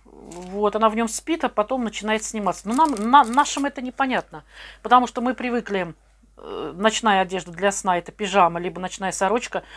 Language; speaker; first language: Russian; native; Russian